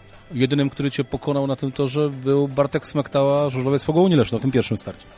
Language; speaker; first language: Polish; native; Polish